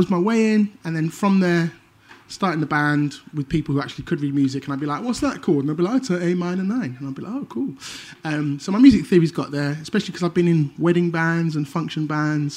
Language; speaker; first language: English; native; English